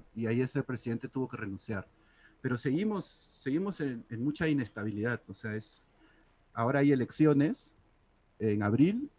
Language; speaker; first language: Spanish; native; Spanish